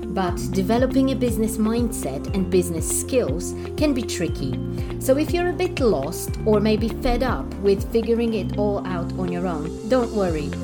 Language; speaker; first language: English; non-native, fluent; Polish